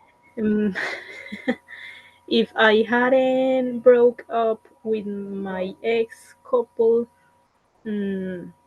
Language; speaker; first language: English; non-native, learner; Spanish